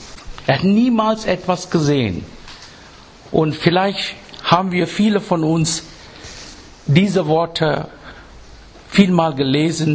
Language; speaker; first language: German; non-native, fluent; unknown